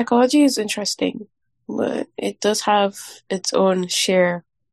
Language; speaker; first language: English; non-native, local second language; Yoruba